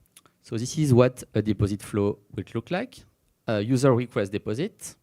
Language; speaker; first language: English; non-native, fluent; French